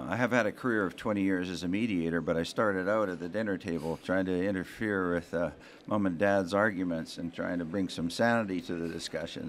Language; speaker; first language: English; native; English